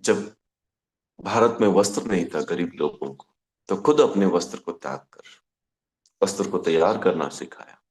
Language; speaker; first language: Hindi; non-native, local second language; Kannada